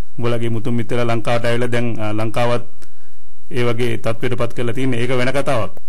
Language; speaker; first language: Sinhala; non-native, local second language; Tamil